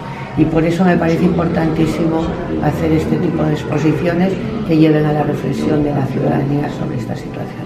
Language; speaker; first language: Spanish; native; Spanish